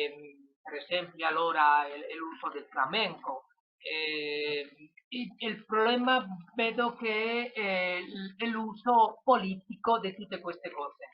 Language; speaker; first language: Italian; non-native, learner; Spanish